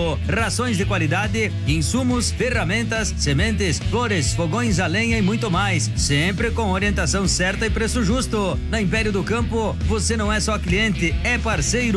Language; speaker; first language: Portuguese; native; Portuguese